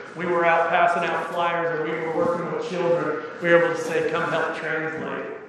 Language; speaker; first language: English; native; English